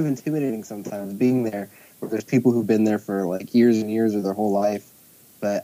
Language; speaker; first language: English; native; English